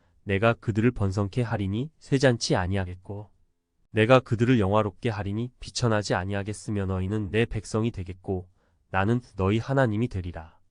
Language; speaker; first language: Korean; native; Korean